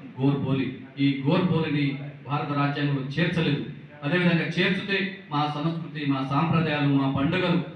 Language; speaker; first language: Telugu; non-native, local second language; Lambadi